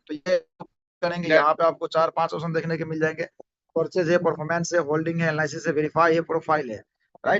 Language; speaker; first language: Hindi; native; Hindi